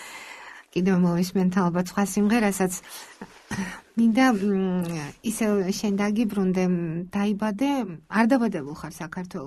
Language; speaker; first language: Georgian; native; Georgian